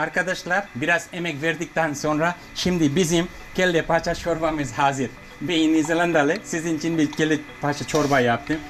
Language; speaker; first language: Turkish; non-native, learner; English